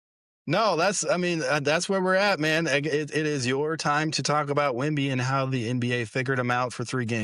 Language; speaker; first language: English; native; English